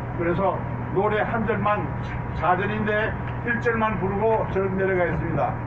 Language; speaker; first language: Korean; native; Korean